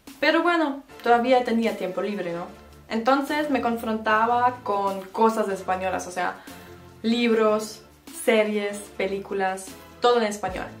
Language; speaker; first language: Spanish; non-native, fluent; German